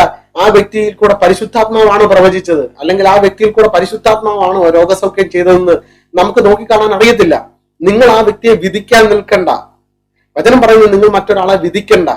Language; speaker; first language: Malayalam; native; Malayalam